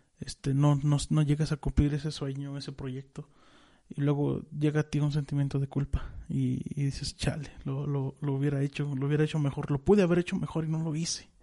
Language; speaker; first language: Spanish; native; Spanish